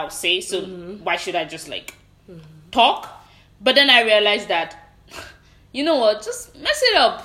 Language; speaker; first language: English; non-native, local second language; Yoruba